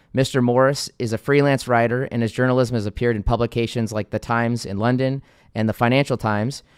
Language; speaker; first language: English; native; English